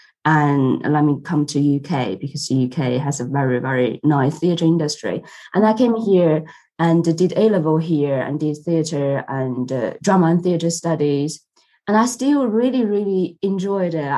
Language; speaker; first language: English; non-native, fluent; Chinese